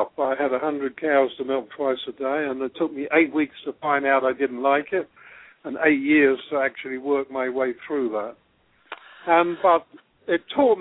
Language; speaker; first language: English; native; English